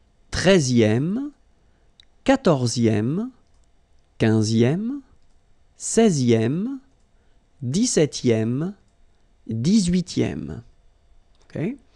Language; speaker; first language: French; native; French